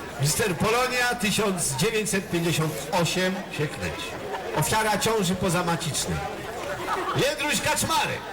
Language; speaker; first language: Polish; native; Polish